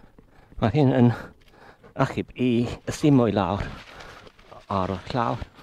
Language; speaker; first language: Welsh; non-native, learner; English